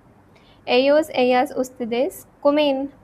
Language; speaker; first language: Spanish; non-native, fluent; Hindi